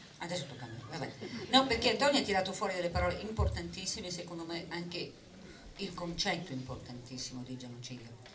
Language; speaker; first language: Italian; non-native, fluent; English